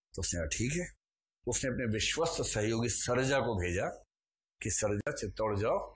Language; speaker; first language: Hindi; native; Hindi